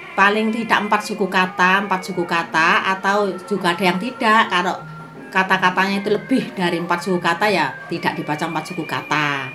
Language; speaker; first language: Indonesian; non-native, local second language; Javanese